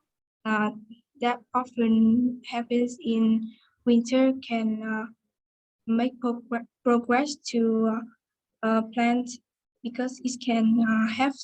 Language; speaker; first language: English; non-native, learner; Vietnamese